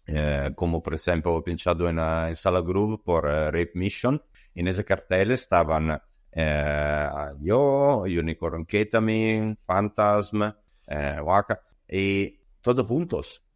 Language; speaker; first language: Spanish; non-native, learner; Italian